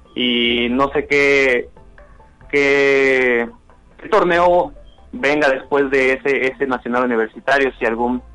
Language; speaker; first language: Spanish; native; Spanish